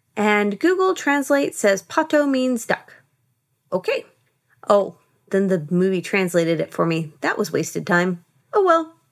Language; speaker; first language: English; native; English